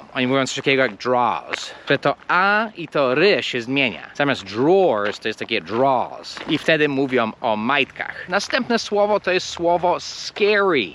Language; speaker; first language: Polish; non-native, fluent; English